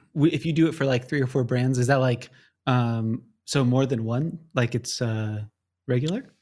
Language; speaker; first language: English; native; English